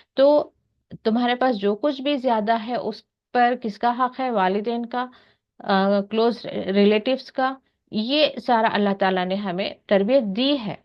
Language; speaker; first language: Urdu; native; Urdu